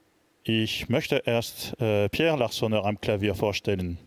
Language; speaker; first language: German; non-native, fluent; French